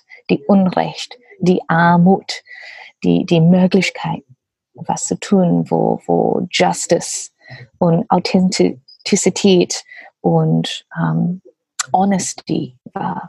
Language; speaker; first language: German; non-native, learner; English